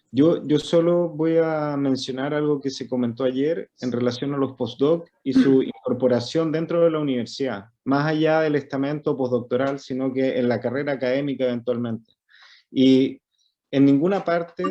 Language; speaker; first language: Spanish; native; Spanish